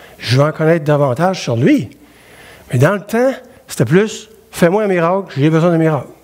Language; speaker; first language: French; native; French